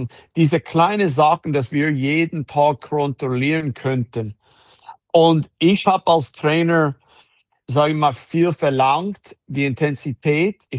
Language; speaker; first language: German; non-native, fluent; English